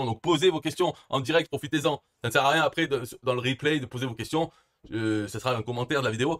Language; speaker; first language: French; native; French